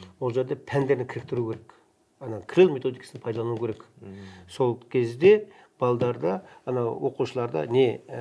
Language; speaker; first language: Kazakh; non-native, local second language; Uyghur